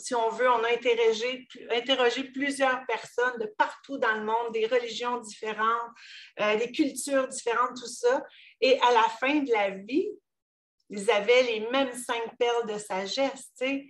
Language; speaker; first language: French; native; French